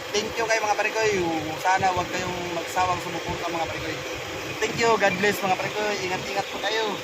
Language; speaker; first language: Filipino; non-native, local second language; Cebuano